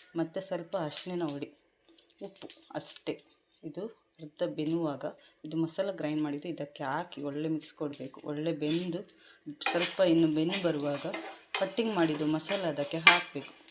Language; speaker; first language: Kannada; non-native, local second language; Konkani